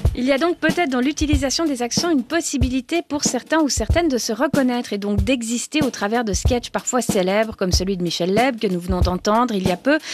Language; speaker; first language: French; native; French